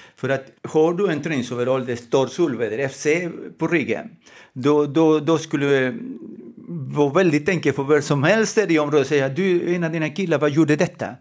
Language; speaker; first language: Swedish; non-native, fluent; Spanish